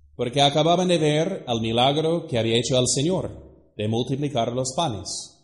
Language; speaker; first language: Spanish; non-native, fluent; English